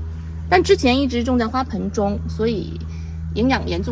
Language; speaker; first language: Chinese; native; Chinese